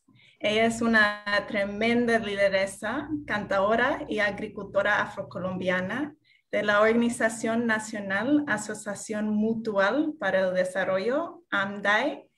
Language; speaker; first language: Spanish; non-native, fluent; English